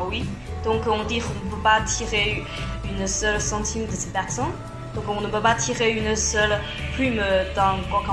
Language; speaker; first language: French; non-native, fluent; Chinese